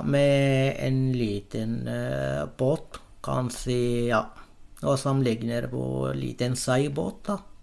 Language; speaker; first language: Norwegian; non-native, fluent; Arabic